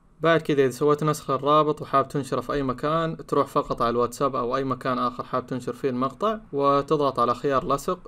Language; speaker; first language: Arabic; native; Arabic